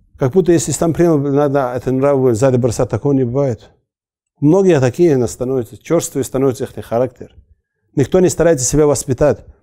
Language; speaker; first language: Russian; non-native, local second language; Avaric